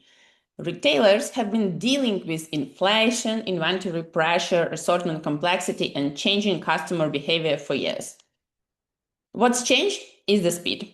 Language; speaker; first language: English; non-native, fluent; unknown